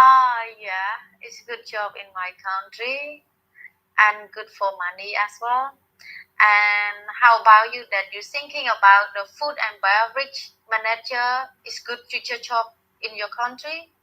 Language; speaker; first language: English; non-native, learner; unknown